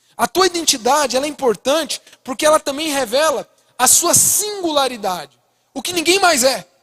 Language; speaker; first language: Portuguese; early bilingual, other home language; Spanish